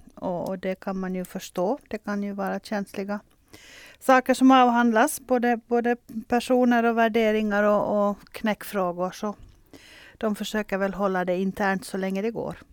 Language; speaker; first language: Swedish; native; Swedish